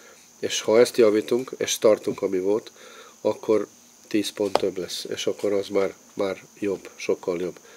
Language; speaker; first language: Hungarian; non-native, fluent; Serbian